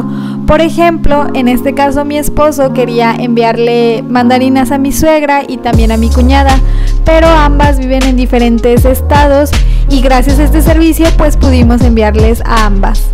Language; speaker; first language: Spanish; native; Spanish